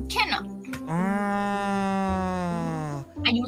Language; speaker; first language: English; non-native, learner; Thai